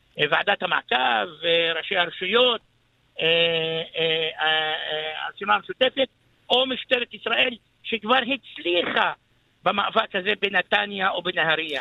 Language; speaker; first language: Hebrew; non-native, local second language; Arabic